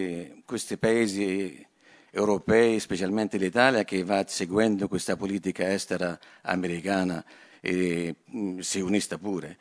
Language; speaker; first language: Italian; non-native, fluent; Arabic